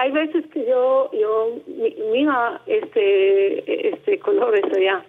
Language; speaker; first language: Spanish; non-native, learner; Hebrew